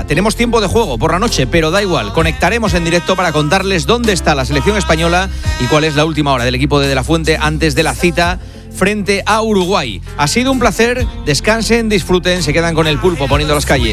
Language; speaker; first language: Spanish; native; Spanish